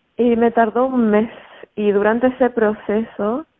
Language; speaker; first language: Spanish; native; Spanish